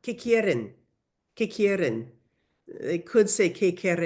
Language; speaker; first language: Spanish; non-native, learner; English